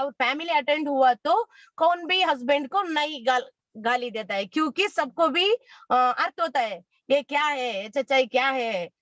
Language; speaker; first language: Hindi; non-native, local second language; Kannada